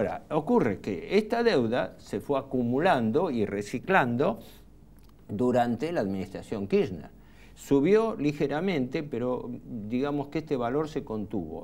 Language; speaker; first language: Spanish; native; Spanish